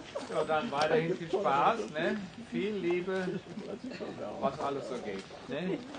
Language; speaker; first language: German; native; German